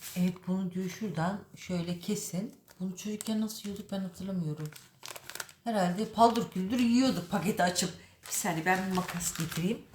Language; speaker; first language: Turkish; early bilingual, heritage; Turkish